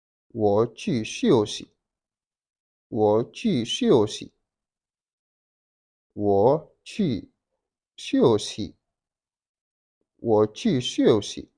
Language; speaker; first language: Chinese; non-native, fluent; Wolof